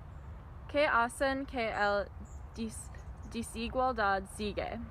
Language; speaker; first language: Spanish; non-native, learner; English